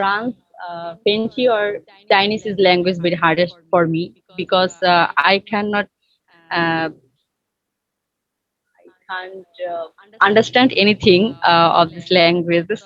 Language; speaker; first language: English; non-native, learner; Bangla